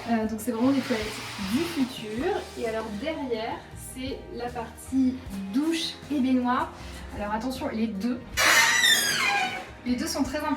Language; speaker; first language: French; native; French